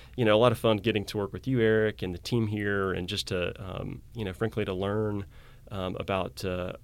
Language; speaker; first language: English; native; English